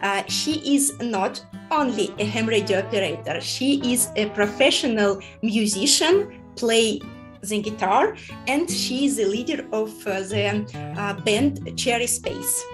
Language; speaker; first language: English; non-native, fluent; Russian